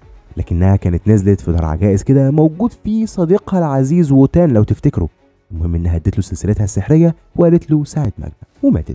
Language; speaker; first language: Arabic; native; Arabic